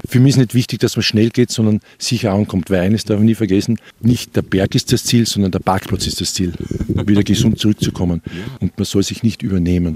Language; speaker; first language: German; native; German